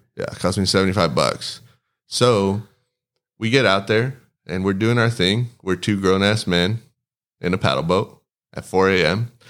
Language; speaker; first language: English; early bilingual, other home language; Spanish